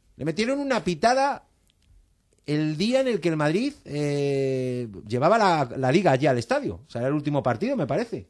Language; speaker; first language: Spanish; native; Spanish